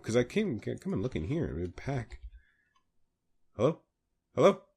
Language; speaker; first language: English; native; English